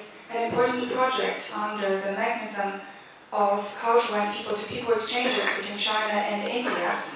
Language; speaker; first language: English; non-native, fluent; Chinese